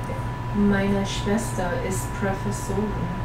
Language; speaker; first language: German; non-native, learner; English